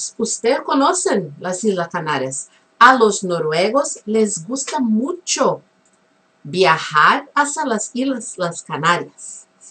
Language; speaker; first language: Spanish; non-native, fluent; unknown